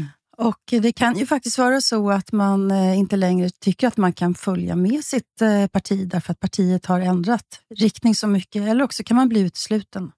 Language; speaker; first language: Swedish; native; Swedish